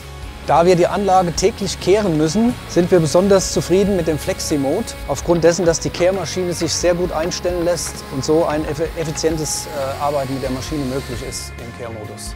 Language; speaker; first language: German; native; German